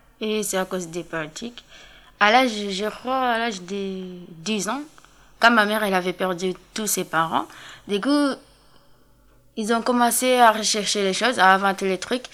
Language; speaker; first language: French; non-native, learner; Kinyarwanda